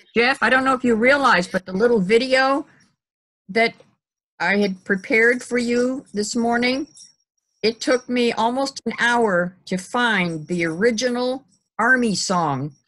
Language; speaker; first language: English; native; English